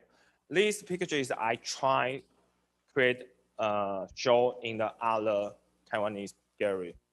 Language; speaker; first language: English; non-native, learner; Chinese